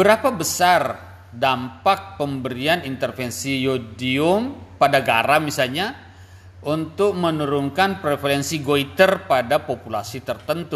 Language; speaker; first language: Indonesian; native; Indonesian